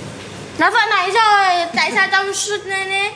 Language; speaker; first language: Vietnamese; non-native, learner; Javanese